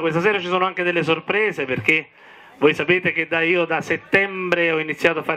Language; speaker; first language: Italian; native; Italian